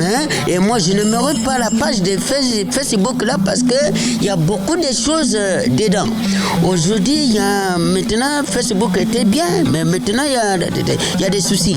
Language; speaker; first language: French; non-native, local second language; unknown